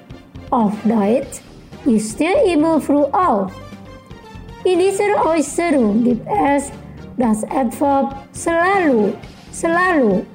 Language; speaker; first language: German; non-native, local second language; Indonesian